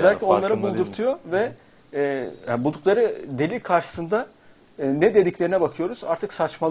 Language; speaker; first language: Turkish; native; Turkish